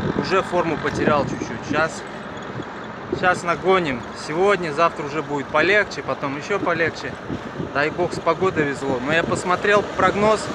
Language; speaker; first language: Russian; native; Russian